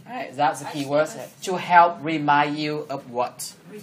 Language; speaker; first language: English; non-native, fluent; Vietnamese